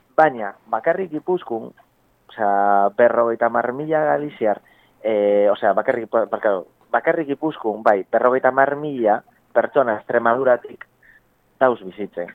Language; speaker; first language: Basque; non-native, fluent; Galician